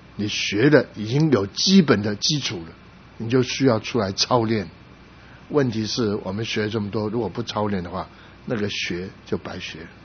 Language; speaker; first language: Chinese; non-native, local second language; Cantonese